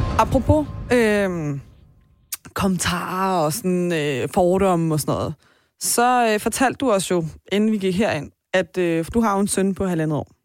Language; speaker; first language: Danish; early bilingual, other home language; Persian